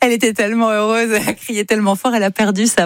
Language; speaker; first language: French; native; French